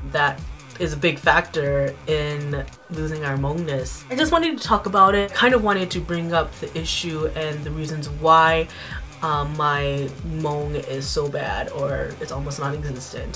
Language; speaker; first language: English; early bilingual, other home language; Hmong